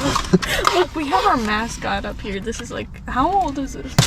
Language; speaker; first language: English; native; English